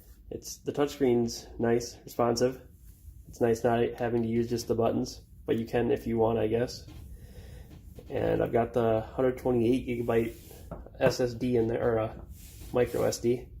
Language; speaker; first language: English; native; English